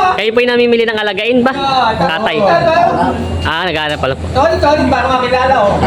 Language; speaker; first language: Filipino; native; Filipino